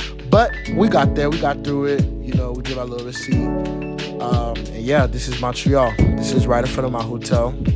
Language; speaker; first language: English; native; English